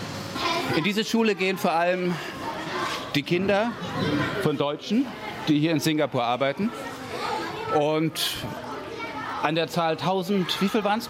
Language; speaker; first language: German; native; German